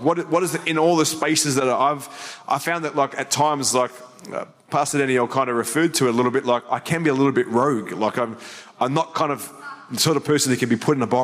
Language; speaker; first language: English; native; English